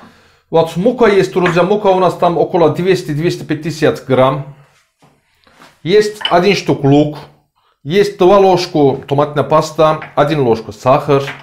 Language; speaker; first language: Russian; non-native, learner; Turkish